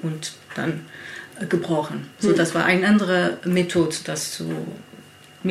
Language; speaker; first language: German; non-native, learner; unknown